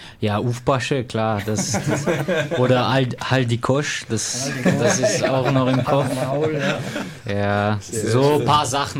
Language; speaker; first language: German; non-native, fluent; French